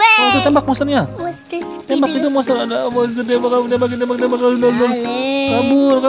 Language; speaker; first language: Indonesian; native; Indonesian